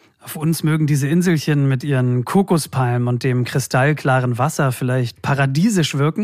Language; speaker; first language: German; native; German